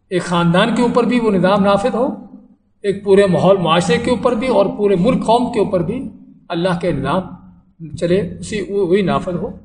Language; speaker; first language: Urdu; native; Urdu